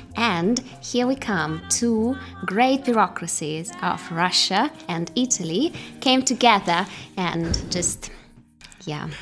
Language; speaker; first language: English; non-native, fluent; Russian